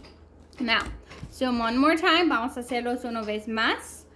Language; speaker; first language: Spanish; non-native, learner; English